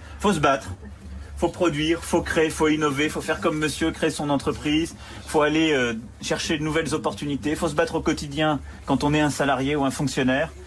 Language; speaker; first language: French; native; French